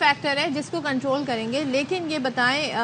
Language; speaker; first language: Urdu; native; Urdu